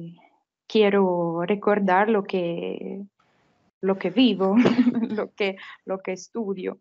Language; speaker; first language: Spanish; non-native, fluent; Italian